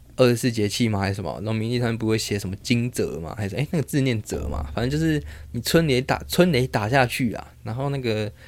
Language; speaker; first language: Chinese; non-native, local second language; Min Nan Chinese